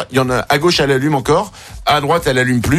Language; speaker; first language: French; native; French